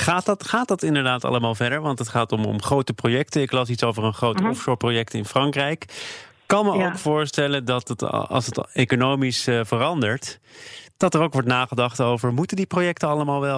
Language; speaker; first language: Dutch; native; Dutch